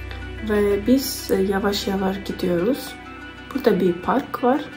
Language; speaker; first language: Turkish; non-native, learner; Ukrainian